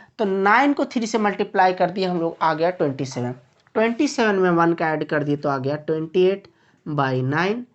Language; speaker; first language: Hindi; native; Hindi